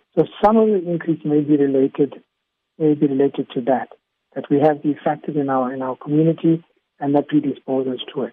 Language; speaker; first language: English; native; English